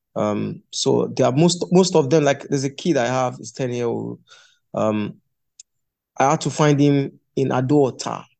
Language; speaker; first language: English; non-native, local second language; Yoruba